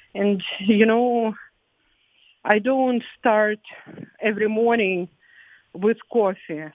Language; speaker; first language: English; non-native, fluent; Ukrainian